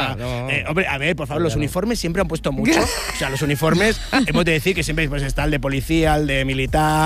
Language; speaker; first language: Spanish; native; Spanish